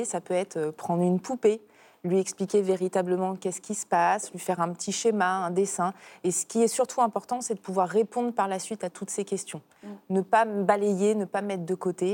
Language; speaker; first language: French; native; French